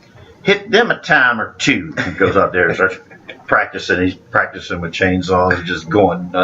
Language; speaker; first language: English; native; English